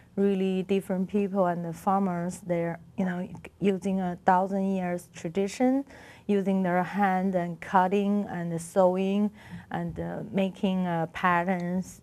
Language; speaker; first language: English; non-native, learner; Chinese